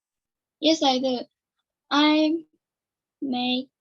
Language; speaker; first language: English; non-native, learner; Japanese